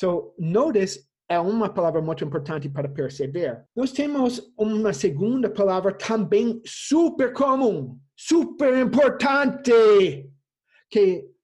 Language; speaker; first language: Portuguese; non-native, fluent; English